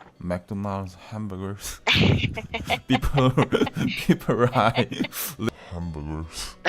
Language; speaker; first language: English; non-native, learner; Korean